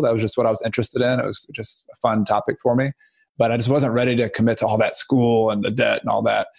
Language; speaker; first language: English; native; English